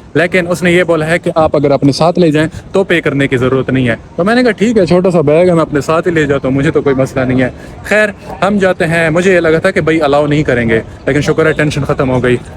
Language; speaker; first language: Urdu; non-native, local second language; Punjabi